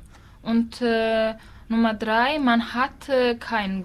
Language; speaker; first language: German; non-native, learner; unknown